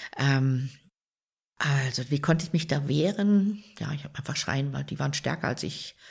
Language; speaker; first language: German; native; German